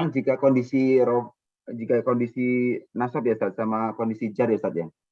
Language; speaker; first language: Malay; non-native, local second language; Indonesian